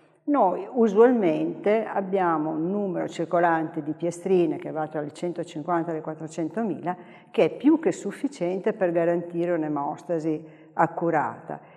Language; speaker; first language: Italian; native; Italian